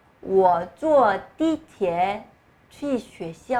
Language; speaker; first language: Chinese; non-native, learner; Korean